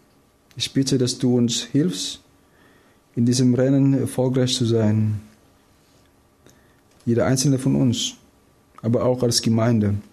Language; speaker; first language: German; non-native, fluent; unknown